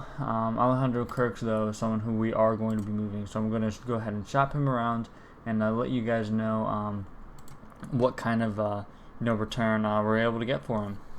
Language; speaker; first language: English; native; English